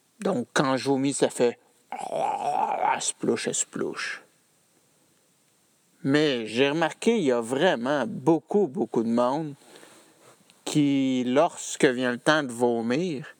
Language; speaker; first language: French; native; French